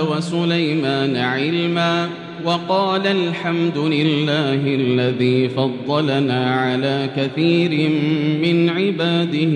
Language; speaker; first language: Arabic; native; Arabic